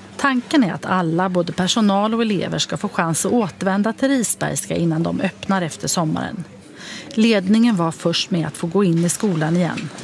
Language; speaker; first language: Swedish; native; Swedish